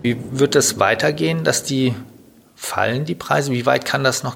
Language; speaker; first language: German; native; German